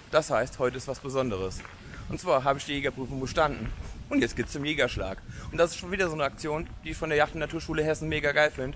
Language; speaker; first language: German; native; German